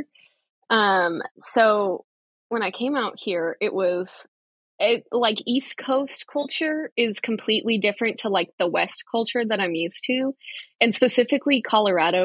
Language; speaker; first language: English; native; English